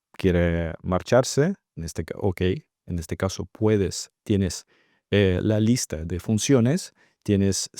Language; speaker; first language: Spanish; non-native, fluent; Russian